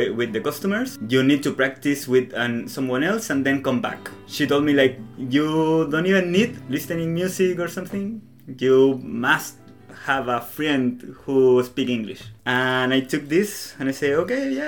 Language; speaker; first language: English; non-native, learner; Spanish